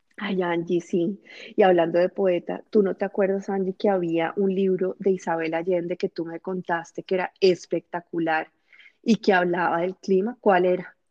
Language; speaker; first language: Spanish; native; Spanish